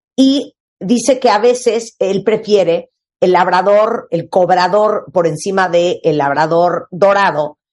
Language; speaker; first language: Spanish; native; Spanish